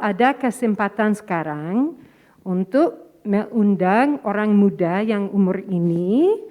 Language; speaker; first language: Indonesian; non-native, fluent; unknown